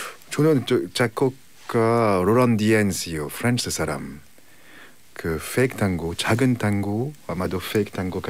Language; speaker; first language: Korean; non-native, learner; French